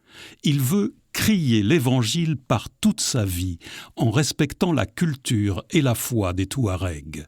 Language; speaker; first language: French; native; French